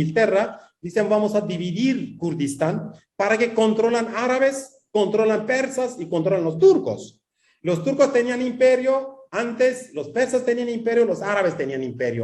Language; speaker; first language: Spanish; non-native, fluent; Kurdish